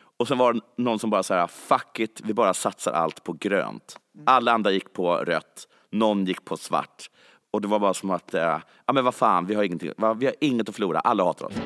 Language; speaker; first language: Swedish; native; Swedish